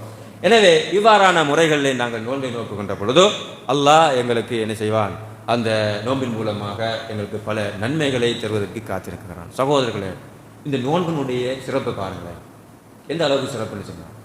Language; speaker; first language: Tamil; native; Tamil